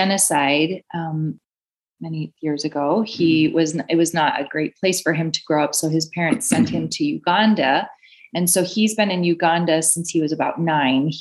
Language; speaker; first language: English; native; English